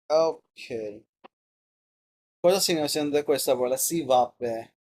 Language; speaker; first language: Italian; non-native, learner; Bangla